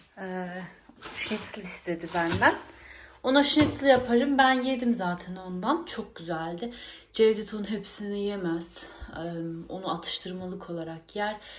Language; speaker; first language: Turkish; early bilingual, heritage; Turkish